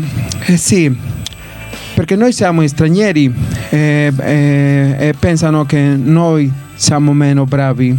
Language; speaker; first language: Italian; non-native, learner; Spanish